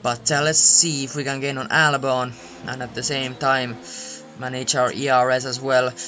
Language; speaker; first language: English; non-native, fluent; Finnish